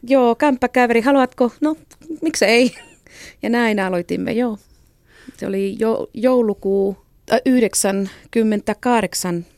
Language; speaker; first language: Finnish; non-native, fluent; Catalan